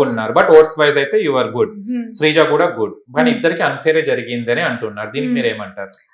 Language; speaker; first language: Telugu; native; Telugu